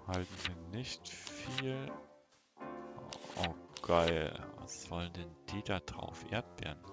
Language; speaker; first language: German; native; German